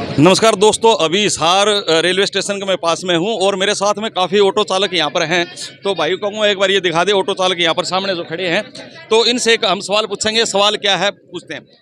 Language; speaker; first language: Hindi; native; Hindi